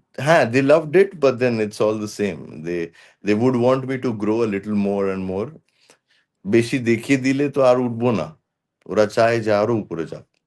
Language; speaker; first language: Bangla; non-native, local second language; Hindi